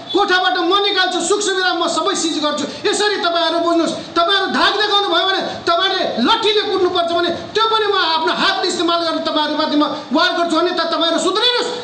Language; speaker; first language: Nepali; non-native, local second language; Maithili